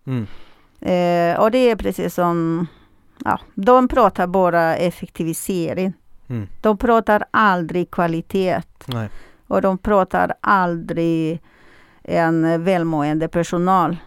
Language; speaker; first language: Swedish; non-native, fluent; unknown